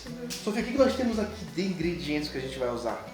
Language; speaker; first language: Portuguese; native; Portuguese